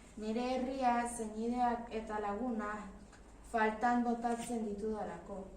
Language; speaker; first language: Basque; non-native, learner; Spanish